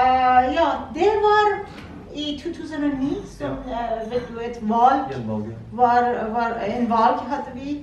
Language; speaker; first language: Norwegian; non-native, fluent; Persian